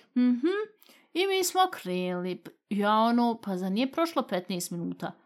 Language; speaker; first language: Bosnian; early bilingual, heritage; Bosnian